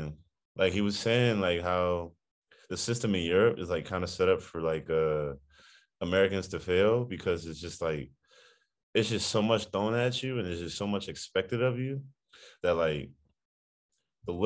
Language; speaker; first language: English; native; English